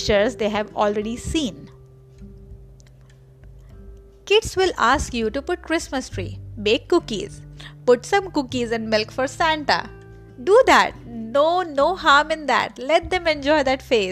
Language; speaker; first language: English; non-native, local second language; Marathi